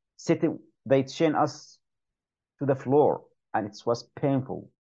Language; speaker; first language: English; non-native, fluent; Arabic